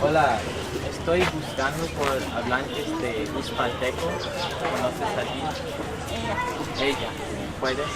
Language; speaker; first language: Spanish; non-native, learner; English